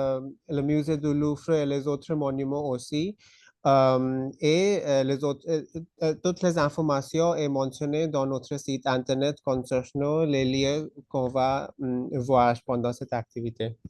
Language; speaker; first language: French; non-native, fluent; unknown